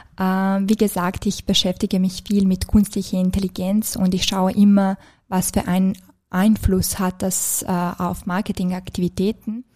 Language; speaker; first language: German; non-native, fluent; Serbian